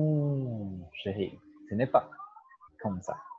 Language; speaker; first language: French; non-native, fluent; Portuguese